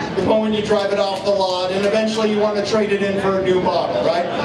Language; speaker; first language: English; native; English